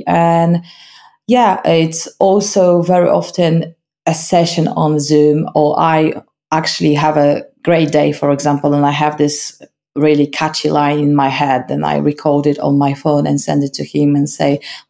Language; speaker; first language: English; non-native, fluent; Polish